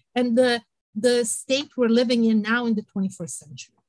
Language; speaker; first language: English; non-native, fluent; Italian